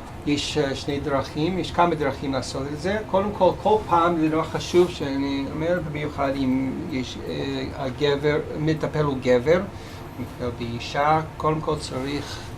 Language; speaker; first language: Hebrew; non-native, fluent; English